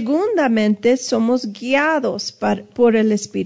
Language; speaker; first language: Spanish; early bilingual, heritage; Spanish